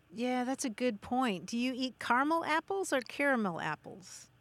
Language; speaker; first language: English; native; English